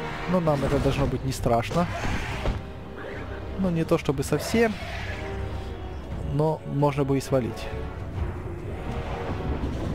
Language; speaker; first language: Russian; native; Russian